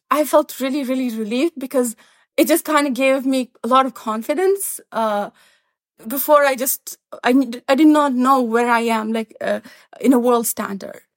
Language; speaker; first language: English; non-native, fluent; Pashto